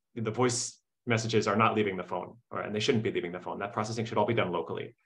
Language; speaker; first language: English; native; English